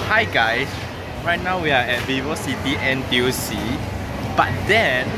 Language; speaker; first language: English; non-native, local second language; Chinese